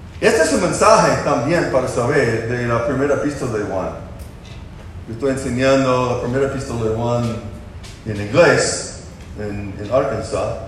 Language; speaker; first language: Spanish; non-native, fluent; English